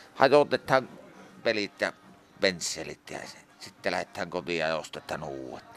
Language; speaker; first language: Finnish; native; Finnish